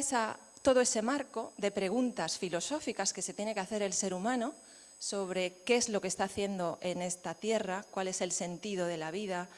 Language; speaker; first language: Spanish; native; Spanish